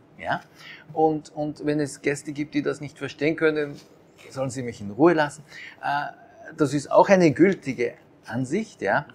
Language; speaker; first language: German; early bilingual, other home language; Japanese